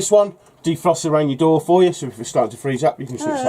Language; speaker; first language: English; native; English